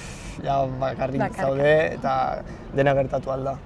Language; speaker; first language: Basque; non-native, local second language; Spanish